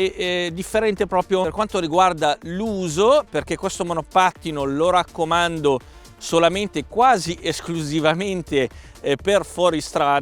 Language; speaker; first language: Italian; native; Italian